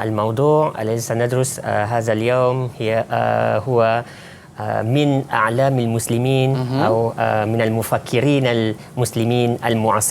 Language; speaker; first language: Arabic; non-native, fluent; Malay